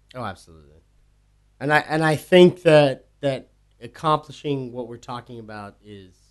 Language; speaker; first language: English; native; English